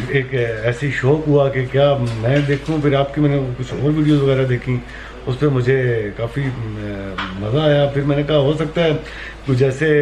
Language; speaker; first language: Urdu; non-native, local second language; Punjabi